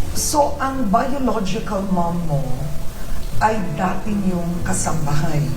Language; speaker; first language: Filipino; native; Filipino